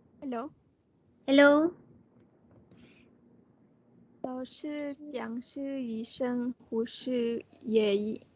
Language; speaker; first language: Chinese; non-native, learner; Malay